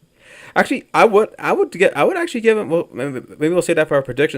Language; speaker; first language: English; native; English